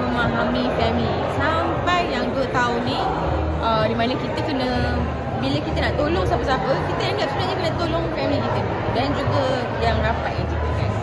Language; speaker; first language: Malay; native; Malay